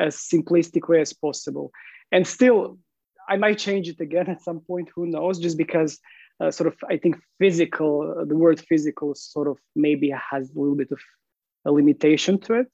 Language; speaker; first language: English; non-native, fluent; Croatian